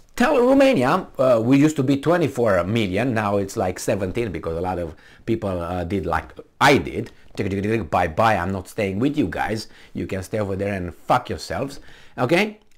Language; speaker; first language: English; non-native, fluent; Romanian